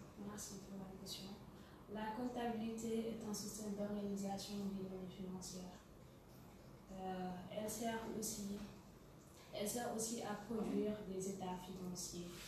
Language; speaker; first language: French; non-native, local second language; Wolof